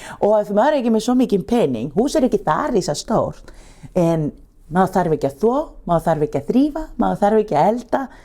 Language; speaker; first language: Icelandic; non-native, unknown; Spanish